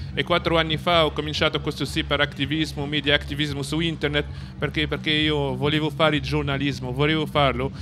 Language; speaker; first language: Italian; non-native, fluent; Arabic